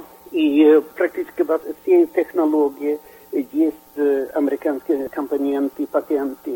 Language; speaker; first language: Russian; non-native, fluent; Swedish